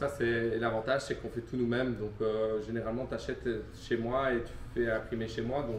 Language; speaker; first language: French; native; French